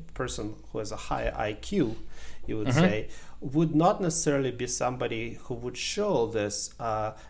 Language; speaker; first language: English; non-native, fluent; Ukrainian